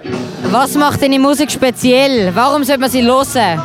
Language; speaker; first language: German; native; German